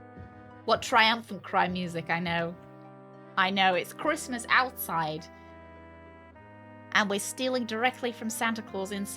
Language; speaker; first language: English; native; English